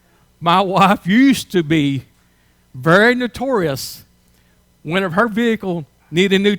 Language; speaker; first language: English; native; English